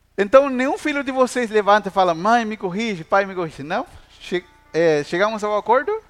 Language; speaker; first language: Portuguese; non-native, fluent; Spanish